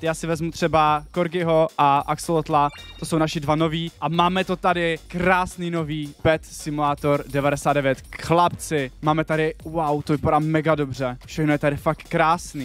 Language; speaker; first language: Czech; native; Czech